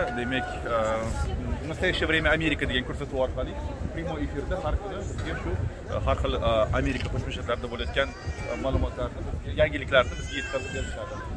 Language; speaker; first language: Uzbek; non-native, local second language; Russian